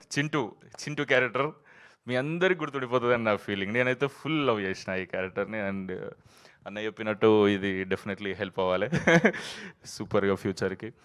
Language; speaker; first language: Telugu; native; Telugu